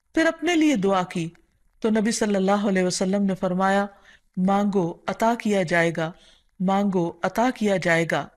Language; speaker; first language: Urdu; native; Urdu